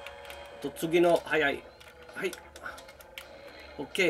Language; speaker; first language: Japanese; non-native, learner; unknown